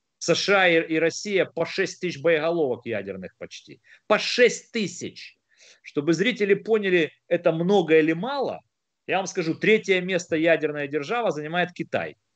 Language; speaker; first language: Russian; native; Russian